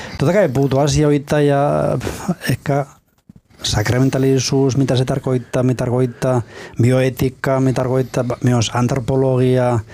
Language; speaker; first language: Finnish; non-native, fluent; Spanish